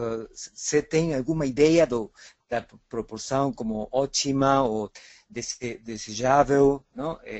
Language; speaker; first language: Portuguese; non-native, fluent; Spanish